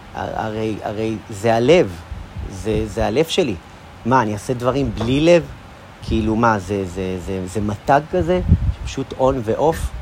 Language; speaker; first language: Hebrew; native; Hebrew